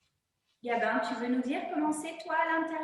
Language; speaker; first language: French; native; French